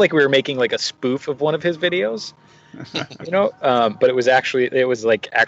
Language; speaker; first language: English; native; English